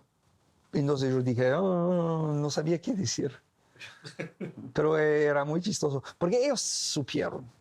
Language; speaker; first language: Spanish; non-native, learner; English